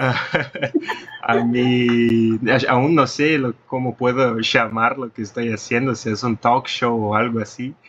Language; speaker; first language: Spanish; non-native, fluent; Portuguese